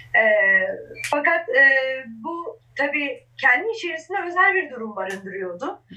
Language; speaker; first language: Turkish; non-native, local second language; Kurdish